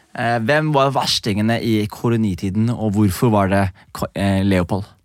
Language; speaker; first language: Norwegian; early bilingual, other home language; Somali